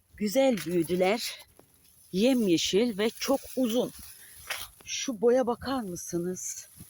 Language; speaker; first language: Turkish; native; Turkish